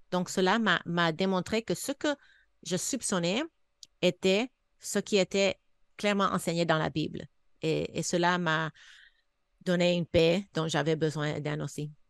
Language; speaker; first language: French; non-native, fluent; English